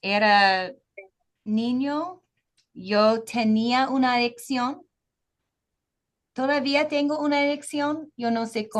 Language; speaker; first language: Spanish; non-native, fluent; English